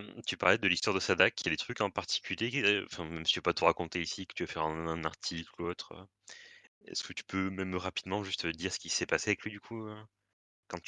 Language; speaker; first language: French; native; French